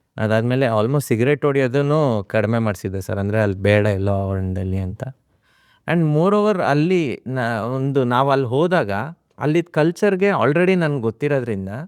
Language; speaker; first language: Kannada; native; Kannada